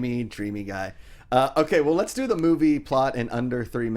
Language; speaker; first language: English; native; English